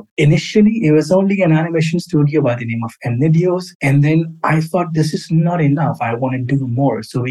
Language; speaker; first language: English; non-native, local second language; Urdu